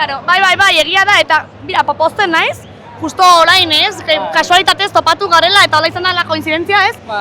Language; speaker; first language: Basque; native; Basque